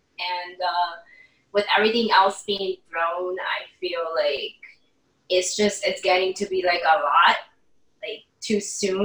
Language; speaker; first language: English; native; English